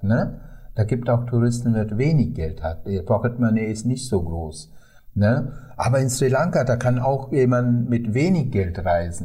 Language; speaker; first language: German; non-native, fluent; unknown